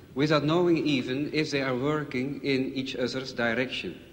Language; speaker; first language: English; non-native, fluent; Dutch